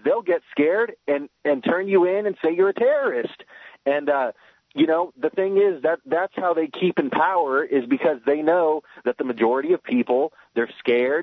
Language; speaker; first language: English; native; English